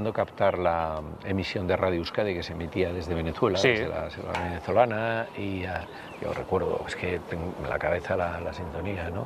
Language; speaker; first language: Spanish; native; Spanish